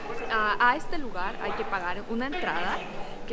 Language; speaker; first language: Spanish; non-native, local second language; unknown